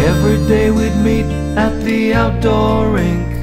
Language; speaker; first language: English; native; English